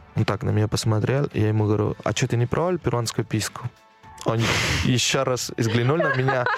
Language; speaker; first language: Russian; non-native, fluent; Spanish